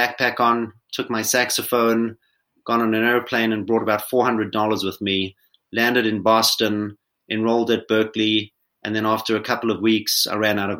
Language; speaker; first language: English; native; English